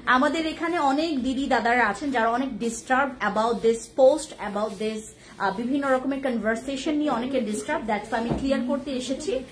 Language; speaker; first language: Bangla; non-native, local second language; Khasi